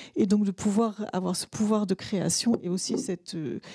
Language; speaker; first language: French; native; French